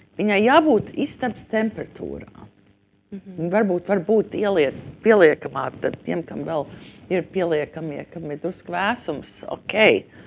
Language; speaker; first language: Latvian; early bilingual, heritage; Latvian